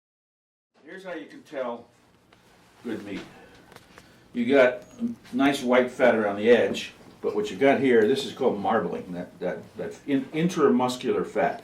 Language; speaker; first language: English; native; English